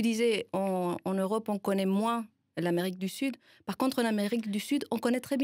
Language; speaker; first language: French; non-native, fluent; Spanish